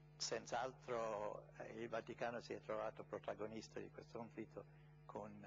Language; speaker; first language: Italian; non-native, fluent; English